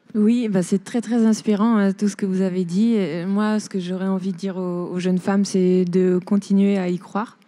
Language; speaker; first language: French; native; French